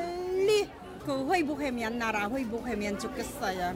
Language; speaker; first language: Korean; non-native, learner; Burmese